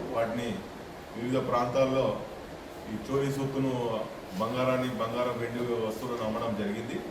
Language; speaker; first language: Telugu; native; Telugu